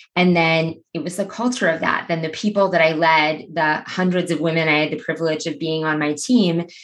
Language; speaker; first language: English; native; English